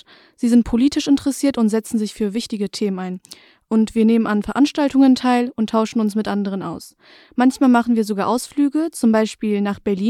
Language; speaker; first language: German; native; German